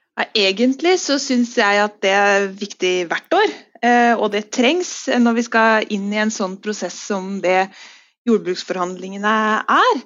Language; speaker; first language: Norwegian; native; Norwegian